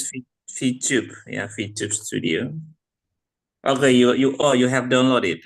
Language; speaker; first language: English; non-native, fluent; Indonesian